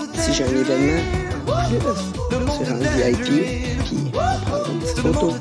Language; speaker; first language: French; native; French